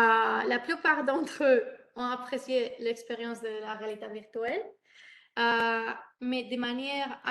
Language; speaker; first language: French; non-native, learner; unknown